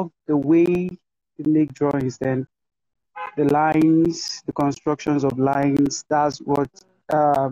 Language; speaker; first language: English; non-native, local second language; Yoruba